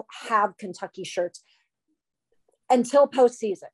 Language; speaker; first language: English; native; English